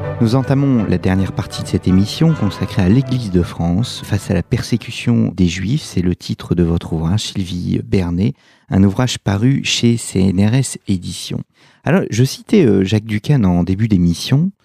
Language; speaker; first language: French; native; French